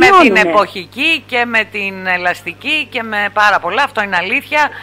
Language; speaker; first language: Greek; native; Greek